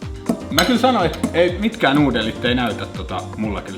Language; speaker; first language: Finnish; native; Finnish